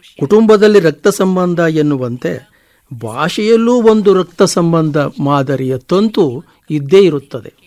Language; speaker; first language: Kannada; native; Kannada